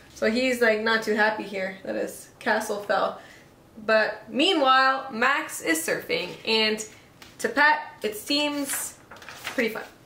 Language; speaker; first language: English; native; English